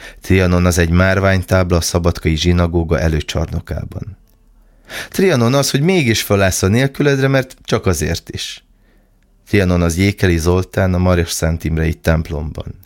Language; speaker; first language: Hungarian; native; Hungarian